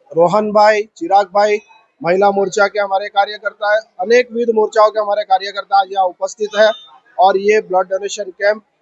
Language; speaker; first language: Hindi; non-native, local second language; Gujarati